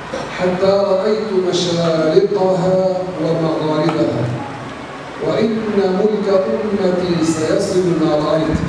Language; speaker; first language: Arabic; native; Arabic